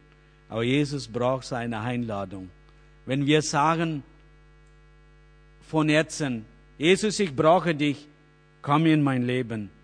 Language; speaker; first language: German; non-native, learner; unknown